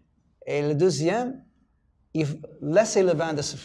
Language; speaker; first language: French; non-native, fluent; English